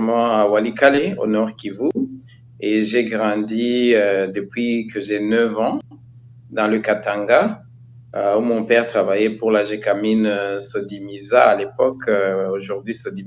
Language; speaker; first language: French; non-native, local second language; Kinyarwanda